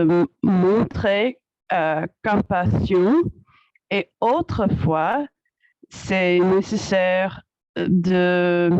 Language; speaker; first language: French; non-native, learner; English